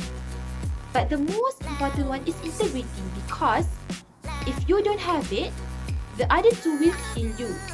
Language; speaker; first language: English; non-native, local second language; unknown